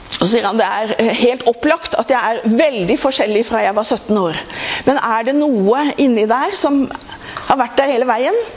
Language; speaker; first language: Norwegian; native; Norwegian